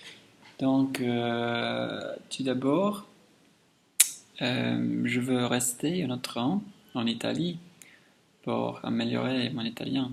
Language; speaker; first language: French; non-native, learner; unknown